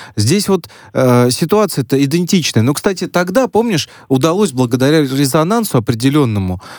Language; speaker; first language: Russian; native; Russian